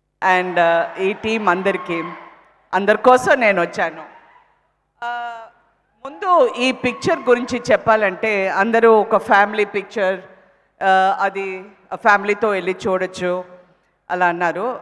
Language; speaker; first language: Telugu; non-native, fluent; Tamil